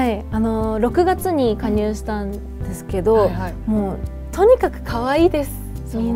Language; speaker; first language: Japanese; native; Japanese